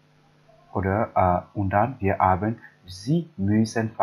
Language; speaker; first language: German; non-native, learner; English